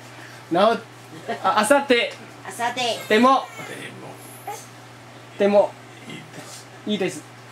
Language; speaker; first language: Japanese; non-native, learner; Chinese